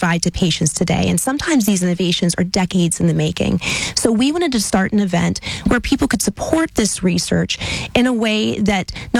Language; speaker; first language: English; native; English